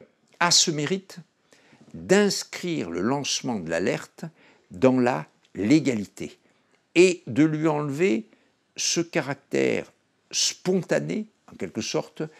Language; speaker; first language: French; native; French